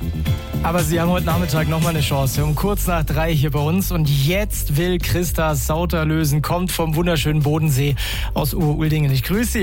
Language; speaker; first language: German; native; German